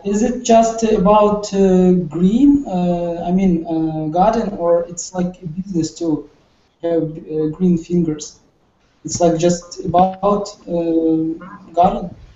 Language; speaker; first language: English; non-native, learner; Russian